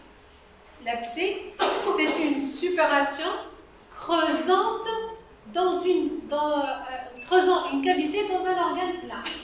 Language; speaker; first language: French; non-native, local second language; Arabic